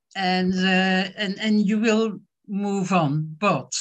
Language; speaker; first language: English; non-native, fluent; French